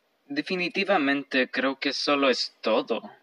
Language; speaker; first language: Spanish; early bilingual, heritage; Spanish